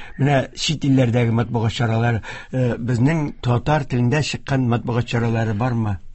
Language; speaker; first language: Tatar; native; Tatar